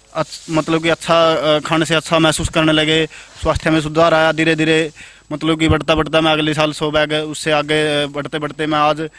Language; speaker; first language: Hindi; native; Hindi